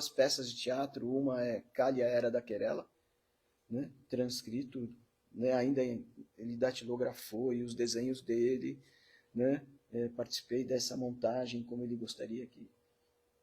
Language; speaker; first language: Portuguese; native; Portuguese